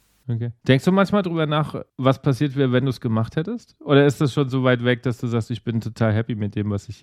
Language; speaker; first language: German; native; German